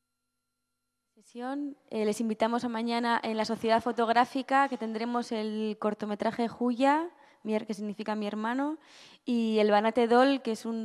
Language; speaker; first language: Spanish; native; Spanish